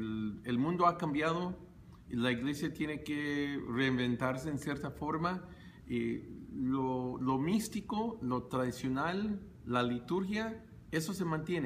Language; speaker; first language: Spanish; early bilingual, heritage; Spanish